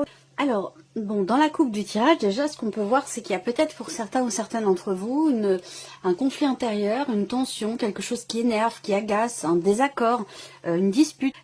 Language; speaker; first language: French; native; French